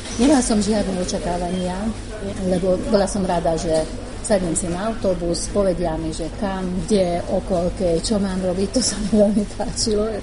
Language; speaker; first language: Slovak; non-native, local second language; Hungarian